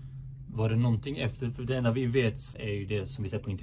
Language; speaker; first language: Swedish; native; Swedish